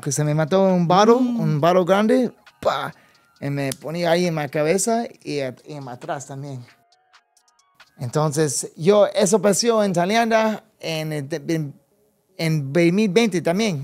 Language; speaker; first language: Spanish; early bilingual, other home language; English